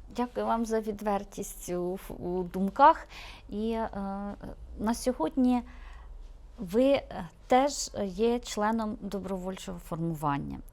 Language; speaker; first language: Ukrainian; native; Ukrainian